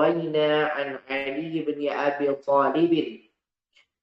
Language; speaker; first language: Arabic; non-native, fluent; Indonesian